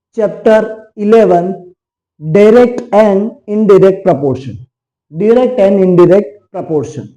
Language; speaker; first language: English; non-native, local second language; Gujarati